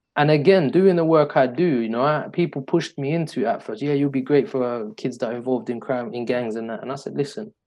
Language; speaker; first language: English; native; English